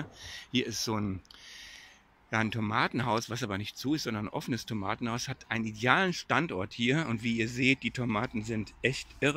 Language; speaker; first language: German; native; German